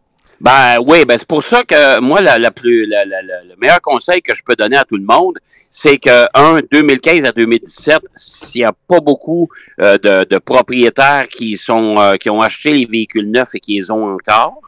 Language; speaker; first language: French; native; French